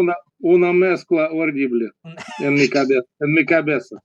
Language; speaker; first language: Spanish; non-native, learner; Russian